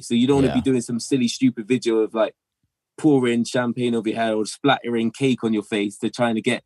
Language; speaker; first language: English; native; English